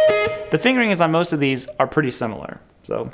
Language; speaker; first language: English; native; English